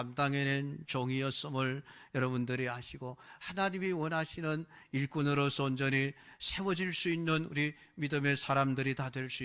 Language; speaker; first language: Korean; native; Korean